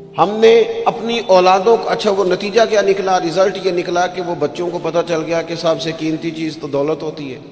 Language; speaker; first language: Urdu; non-native, local second language; Punjabi